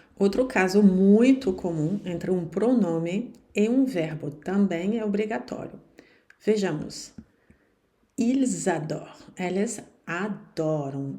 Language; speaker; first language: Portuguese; non-native, fluent; French